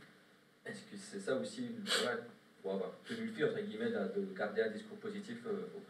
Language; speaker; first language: French; native; French